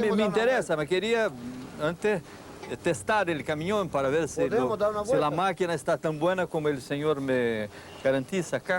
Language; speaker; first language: Spanish; non-native, learner; Portuguese